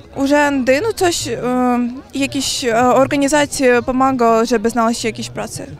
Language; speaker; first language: Polish; non-native, learner; Ukrainian